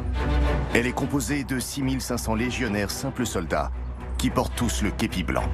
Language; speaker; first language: French; native; French